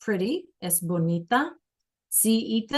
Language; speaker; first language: Spanish; non-native, learner; English